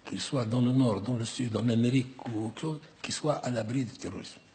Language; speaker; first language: French; non-native, local second language; Arabic